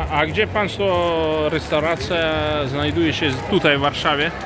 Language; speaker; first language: Polish; non-native, learner; Russian